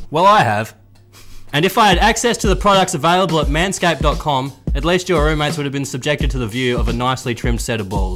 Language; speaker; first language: English; native; English